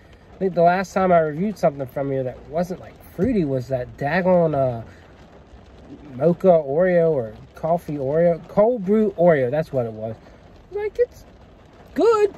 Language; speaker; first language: English; native; English